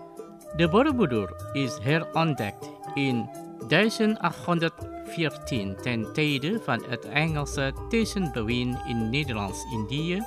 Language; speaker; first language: Dutch; non-native, fluent; Indonesian